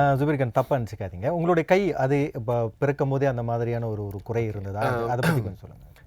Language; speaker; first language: Tamil; native; Tamil